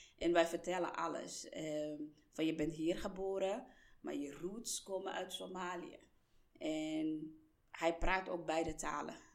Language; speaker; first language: Dutch; non-native, fluent; Somali